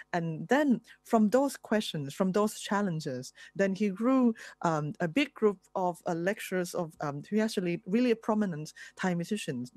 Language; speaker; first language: English; non-native, fluent; Thai